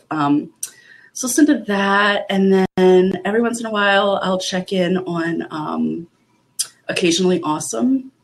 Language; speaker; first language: English; native; English